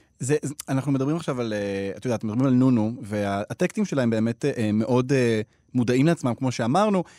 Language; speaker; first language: Hebrew; native; Hebrew